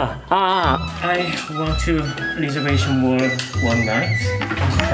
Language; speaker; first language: English; non-native, learner; Korean